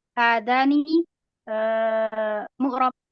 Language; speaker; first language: Arabic; non-native, learner; Indonesian